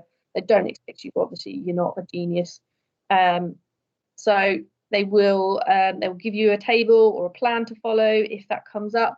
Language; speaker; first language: English; native; English